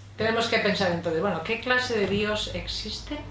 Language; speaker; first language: Spanish; native; Spanish